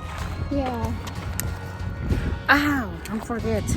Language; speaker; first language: English; non-native, learner; Spanish